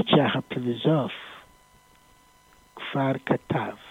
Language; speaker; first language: Hebrew; non-native, fluent; English